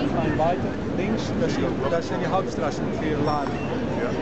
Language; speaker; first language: German; non-native, learner; Thai